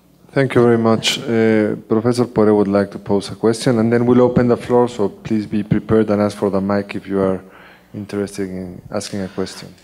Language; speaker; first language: English; non-native, fluent; Spanish